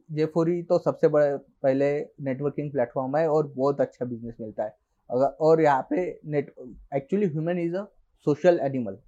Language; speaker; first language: Hindi; non-native, local second language; Marathi